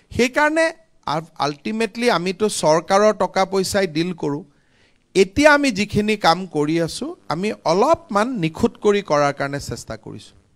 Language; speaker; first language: Assamese; native; Assamese